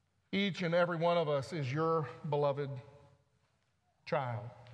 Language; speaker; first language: English; native; English